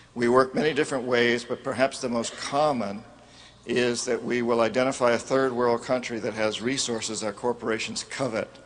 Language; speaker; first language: English; native; English